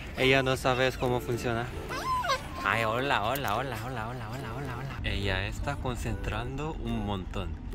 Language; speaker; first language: Spanish; non-native, learner; Korean